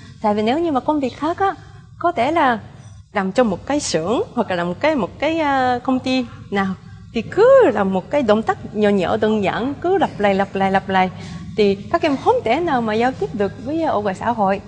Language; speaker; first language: Vietnamese; non-native, fluent; Japanese